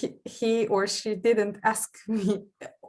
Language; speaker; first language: English; non-native, learner; Japanese